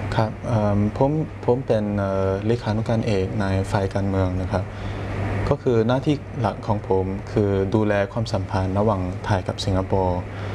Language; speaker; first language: Thai; non-native, fluent; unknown